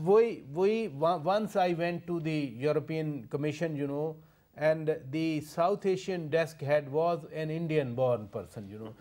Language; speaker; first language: English; non-native, local second language; Urdu